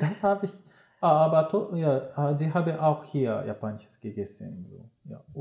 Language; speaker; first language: German; non-native, learner; Japanese